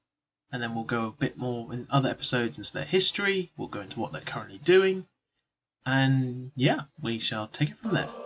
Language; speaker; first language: English; native; English